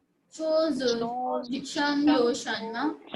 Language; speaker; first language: Chinese; non-native, learner; Hindi